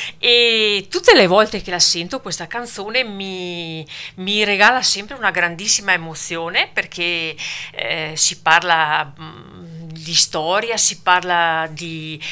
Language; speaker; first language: Italian; native; Italian